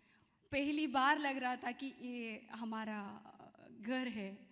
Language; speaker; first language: Hindi; non-native, local second language; Kannada